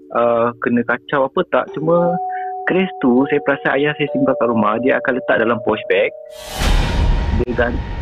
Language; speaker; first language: Malay; native; Malay